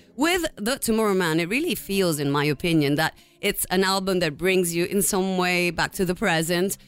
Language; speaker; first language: English; non-native, fluent; Italian